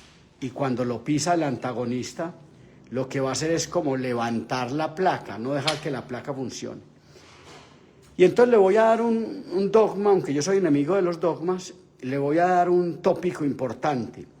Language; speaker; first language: Spanish; native; Spanish